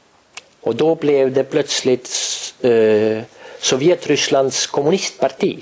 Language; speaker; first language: Swedish; non-native, fluent; Estonian